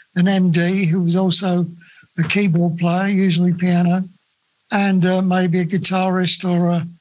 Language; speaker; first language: English; native; English